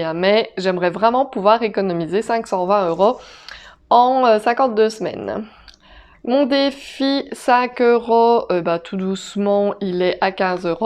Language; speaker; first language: French; native; French